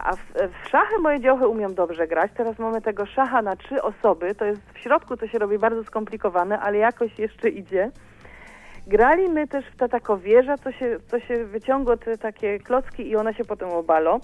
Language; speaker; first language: Polish; native; Polish